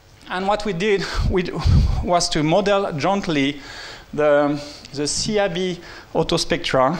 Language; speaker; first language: English; non-native, fluent; French